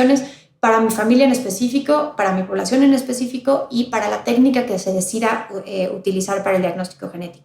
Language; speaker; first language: Spanish; native; Spanish